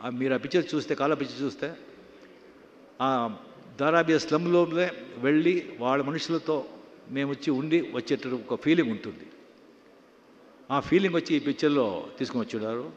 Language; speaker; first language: Telugu; non-native, fluent; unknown